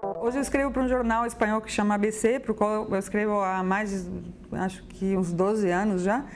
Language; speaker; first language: Portuguese; non-native, fluent; Spanish